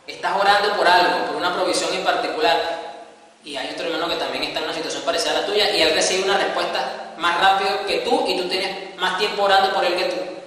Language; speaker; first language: Spanish; native; Spanish